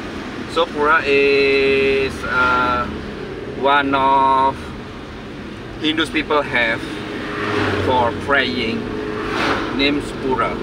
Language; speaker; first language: English; non-native, learner; Indonesian